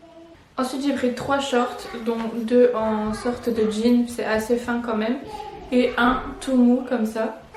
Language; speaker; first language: French; native; French